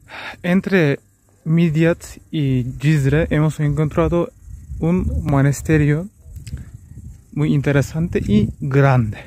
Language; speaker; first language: Spanish; non-native, learner; Turkish